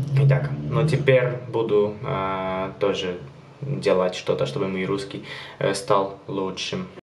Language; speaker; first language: Russian; non-native, learner; Polish